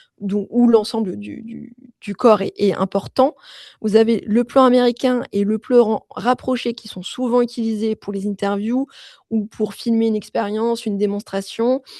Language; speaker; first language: French; native; French